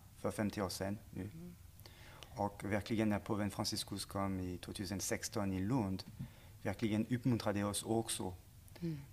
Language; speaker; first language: Swedish; non-native, fluent; French